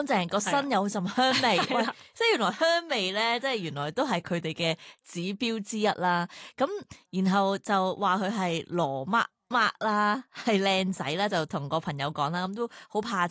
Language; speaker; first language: Cantonese; native; Cantonese